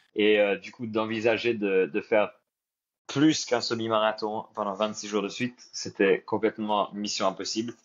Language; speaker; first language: French; native; French